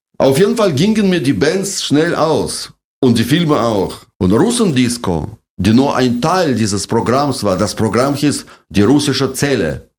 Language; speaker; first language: German; non-native, fluent; Russian